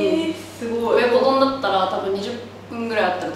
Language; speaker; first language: Japanese; native; Japanese